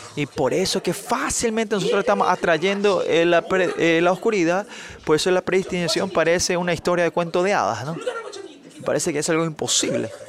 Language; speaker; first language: Spanish; non-native, fluent; Korean